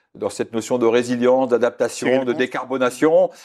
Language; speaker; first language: French; native; French